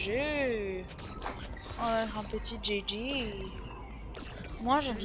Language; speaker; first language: French; native; French